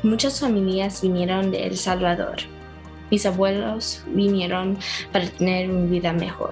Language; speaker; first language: Spanish; early bilingual, heritage; Spanish